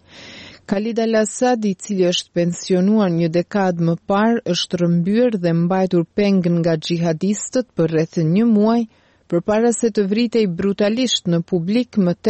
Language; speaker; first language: Albanian; native; Albanian